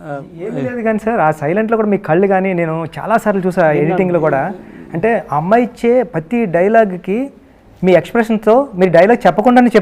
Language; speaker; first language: Telugu; native; Telugu